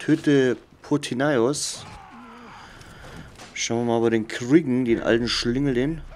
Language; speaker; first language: German; native; German